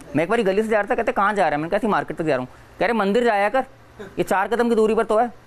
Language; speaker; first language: Hindi; native; Hindi